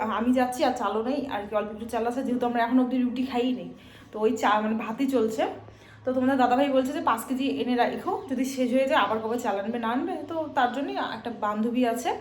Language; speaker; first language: Bangla; non-native, local second language; Rangpuri